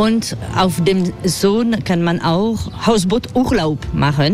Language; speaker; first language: German; non-native, learner; French